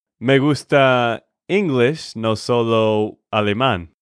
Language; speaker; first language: Spanish; non-native, learner; English